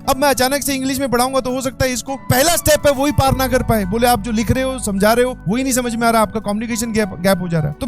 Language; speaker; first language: Hindi; native; Hindi